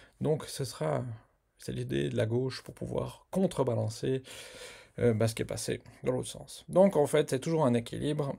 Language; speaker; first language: French; native; French